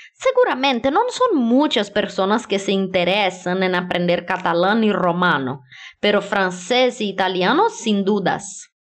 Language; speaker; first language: Spanish; non-native, fluent; Portuguese